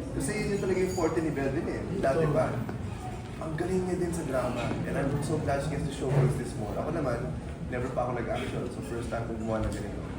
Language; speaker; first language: Filipino; native; Filipino